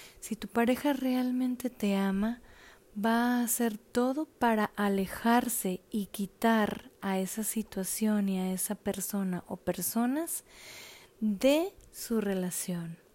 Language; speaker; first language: Spanish; native; Spanish